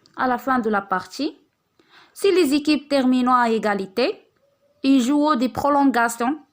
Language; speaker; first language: French; non-native, local second language; Arabic